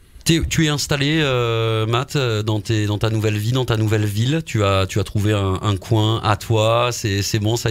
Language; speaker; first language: French; native; French